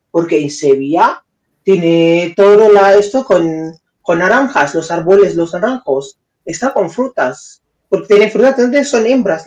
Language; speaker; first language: Spanish; non-native, fluent; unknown